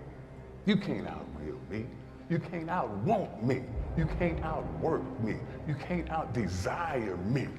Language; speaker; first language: English; native; English